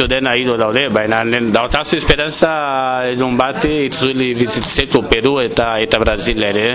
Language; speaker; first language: Basque; non-native, learner; Portuguese